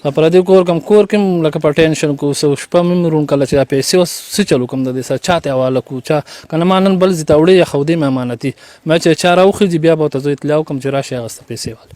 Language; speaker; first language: Pashto; native; Pashto